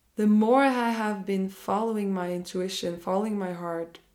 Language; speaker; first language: English; non-native, fluent; Norwegian